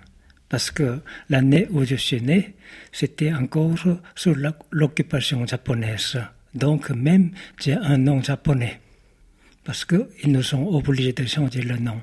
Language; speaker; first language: French; non-native, fluent; Korean